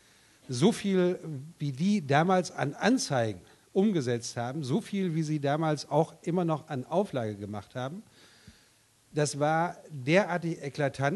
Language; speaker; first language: German; native; German